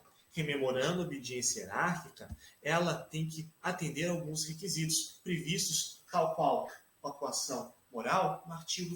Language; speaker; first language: Portuguese; native; Portuguese